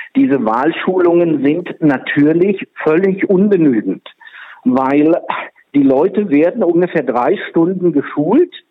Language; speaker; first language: German; non-native, fluent; Czech